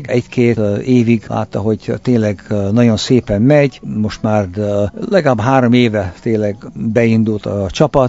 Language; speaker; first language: Hungarian; early bilingual, heritage; Hungarian